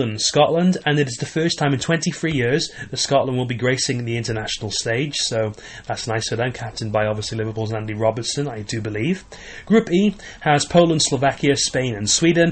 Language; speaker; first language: English; native; English